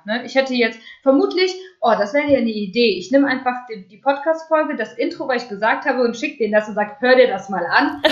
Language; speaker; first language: German; early bilingual, other home language; Russian